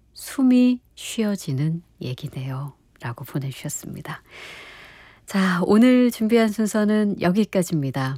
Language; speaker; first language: Korean; native; Korean